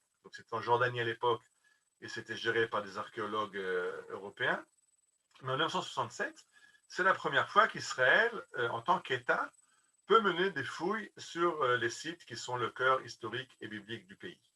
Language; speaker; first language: French; native; French